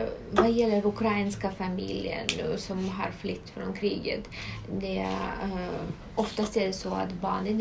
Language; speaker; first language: Swedish; non-native, fluent; Russian